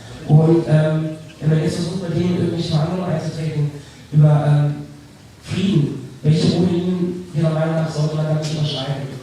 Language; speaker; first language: German; native; German